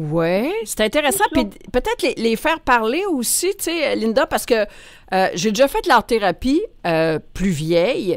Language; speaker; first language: French; native; French